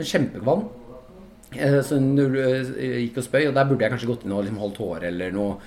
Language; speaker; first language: Norwegian; native; Norwegian